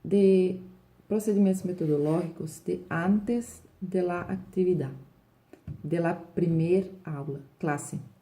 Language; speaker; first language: Spanish; non-native, learner; Portuguese